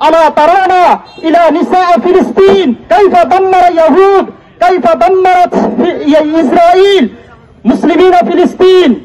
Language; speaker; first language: Arabic; non-native, fluent; Bangla